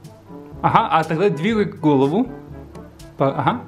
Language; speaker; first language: Russian; native; Russian